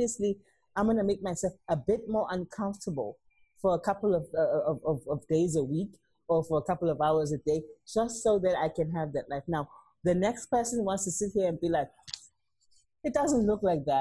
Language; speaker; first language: English; non-native, local second language; Zulu